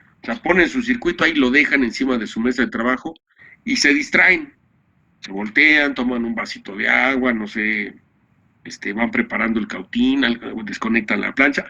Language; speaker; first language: Spanish; native; Spanish